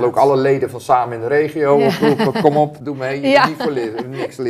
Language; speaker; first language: Dutch; native; Dutch